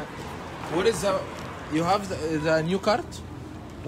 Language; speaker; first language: English; non-native, learner; Turkish